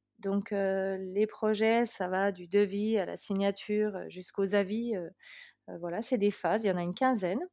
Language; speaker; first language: French; native; French